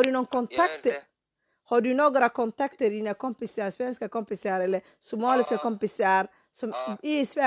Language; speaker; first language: Swedish; non-native, fluent; Somali